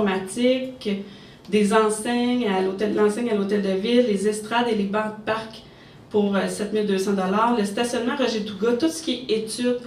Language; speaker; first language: French; native; French